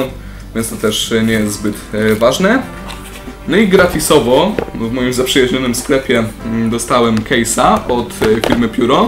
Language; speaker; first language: Polish; native; Polish